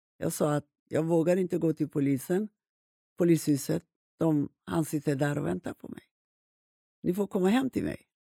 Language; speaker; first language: Swedish; non-native, fluent; Persian